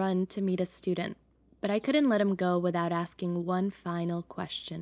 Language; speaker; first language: English; early bilingual, other home language; Russian